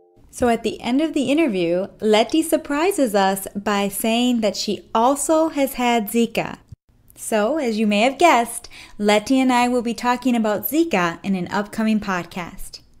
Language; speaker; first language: English; native; English